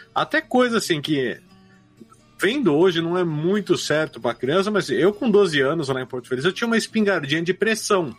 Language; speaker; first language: Portuguese; native; Portuguese